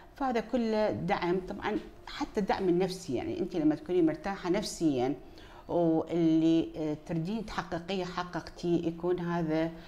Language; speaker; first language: Arabic; native; Arabic